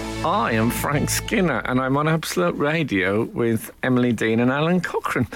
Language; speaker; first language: English; native; English